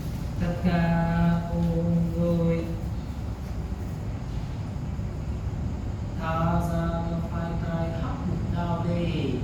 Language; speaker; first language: Vietnamese; non-native, learner; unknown